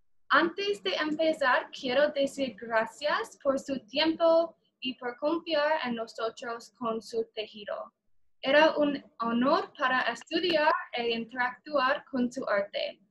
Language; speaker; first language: Spanish; non-native, learner; English